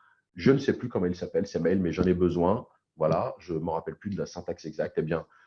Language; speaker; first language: French; native; French